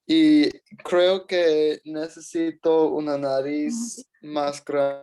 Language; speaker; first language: Spanish; non-native, learner; English